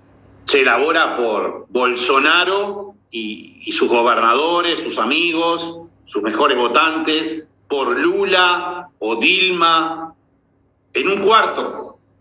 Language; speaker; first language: Spanish; native; Spanish